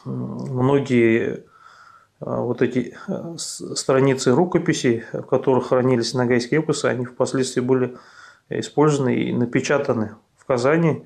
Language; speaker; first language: Russian; native; Russian